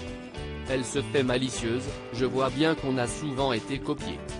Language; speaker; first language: French; native; French